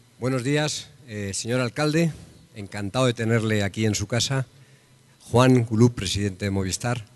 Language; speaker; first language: Spanish; native; Spanish